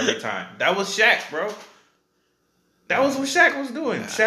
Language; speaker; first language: English; native; English